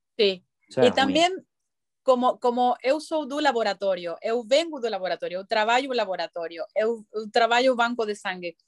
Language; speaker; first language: Portuguese; non-native, learner; Spanish